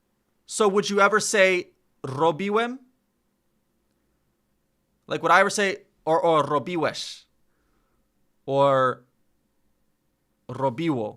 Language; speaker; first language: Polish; non-native, learner; English